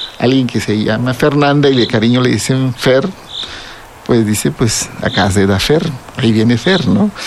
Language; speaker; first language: Spanish; non-native, local second language; Zapotec